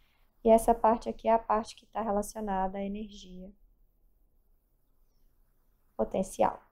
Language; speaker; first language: Portuguese; native; Portuguese